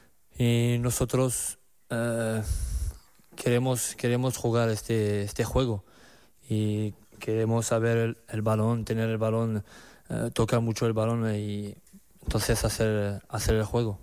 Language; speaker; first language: Spanish; non-native, learner; French